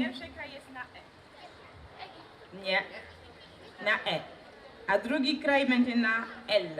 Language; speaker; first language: Polish; non-native, fluent; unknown